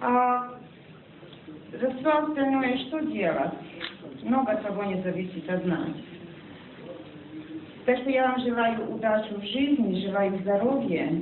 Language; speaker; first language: Russian; non-native, fluent; Serbian